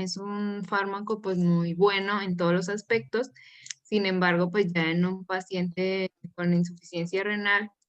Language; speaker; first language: Spanish; native; Spanish